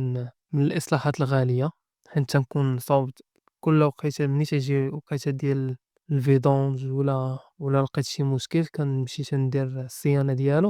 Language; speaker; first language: Arabic; native; Arabic